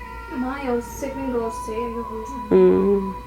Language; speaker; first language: Cantonese; early bilingual, heritage; English